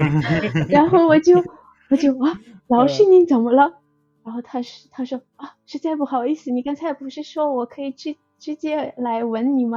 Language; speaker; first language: Chinese; non-native, fluent; Russian